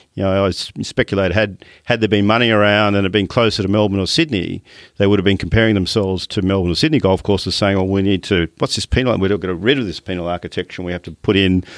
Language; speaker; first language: English; native; English